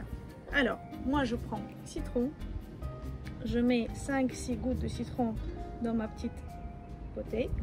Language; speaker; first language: French; non-native, fluent; Russian